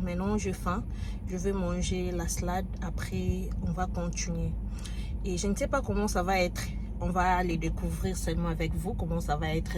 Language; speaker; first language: French; non-native, local second language; Lingala